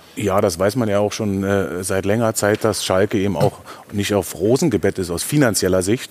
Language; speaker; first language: German; native; German